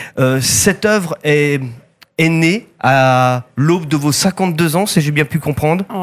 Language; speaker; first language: French; native; French